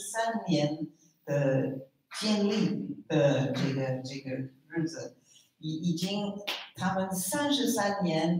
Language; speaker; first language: Chinese; non-native, fluent; French